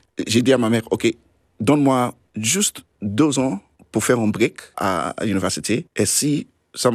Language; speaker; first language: French; non-native, learner; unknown